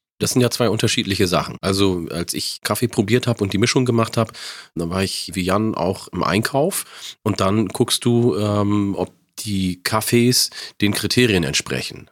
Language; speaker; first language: German; early bilingual, other home language; Oromo